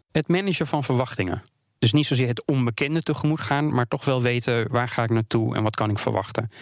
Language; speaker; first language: Dutch; native; Dutch